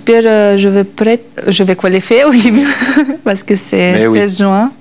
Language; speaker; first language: French; non-native, learner; Russian